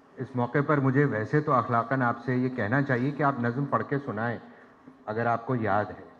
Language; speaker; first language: Urdu; native; Urdu